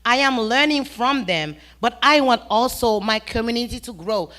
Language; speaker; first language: English; non-native, fluent; Haitian Creole